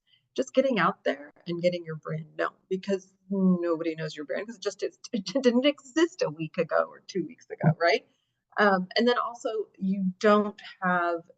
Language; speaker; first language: English; native; English